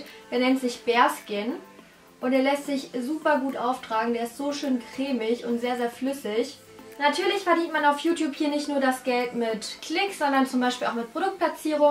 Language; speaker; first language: German; native; German